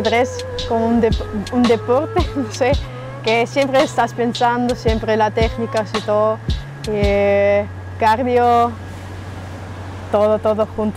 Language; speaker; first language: Spanish; non-native, learner; German